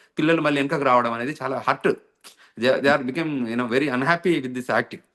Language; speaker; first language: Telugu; native; Telugu